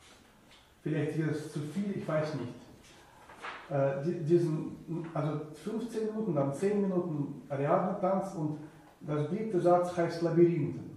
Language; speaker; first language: German; non-native, fluent; Russian